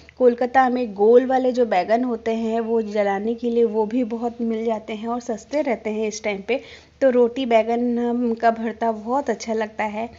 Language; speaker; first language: Hindi; non-native, local second language; Bangla